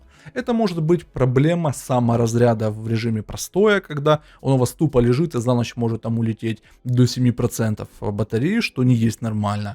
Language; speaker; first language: Russian; native; Russian